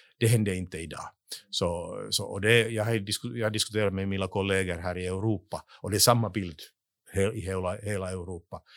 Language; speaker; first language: Swedish; non-native, local second language; Finnish